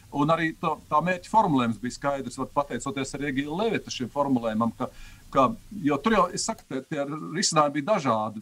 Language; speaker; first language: Latvian; native; Latvian